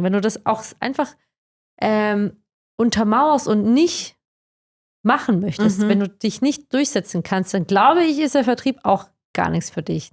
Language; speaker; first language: German; native; German